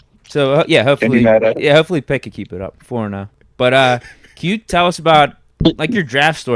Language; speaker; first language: English; native; English